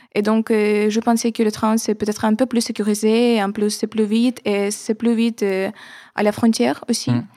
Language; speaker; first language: French; non-native, fluent; Ukrainian